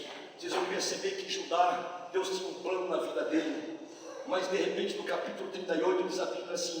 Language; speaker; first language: Portuguese; native; Portuguese